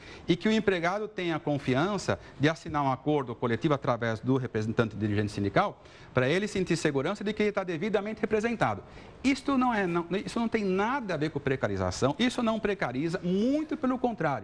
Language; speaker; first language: Portuguese; native; Portuguese